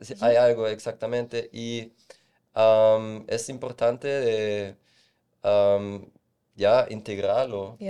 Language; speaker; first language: Spanish; non-native, fluent; German